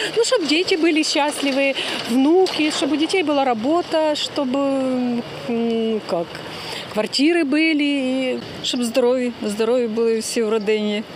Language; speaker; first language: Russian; non-native, local second language; Ukrainian